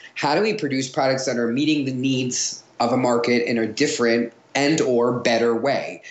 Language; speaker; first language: English; native; English